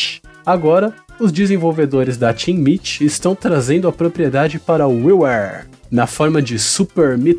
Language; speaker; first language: Portuguese; native; Portuguese